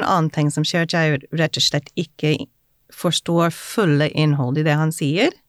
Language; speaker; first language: Norwegian; non-native, fluent; English